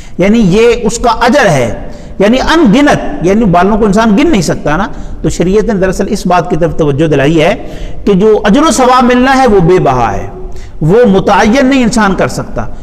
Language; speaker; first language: Urdu; non-native, local second language; Punjabi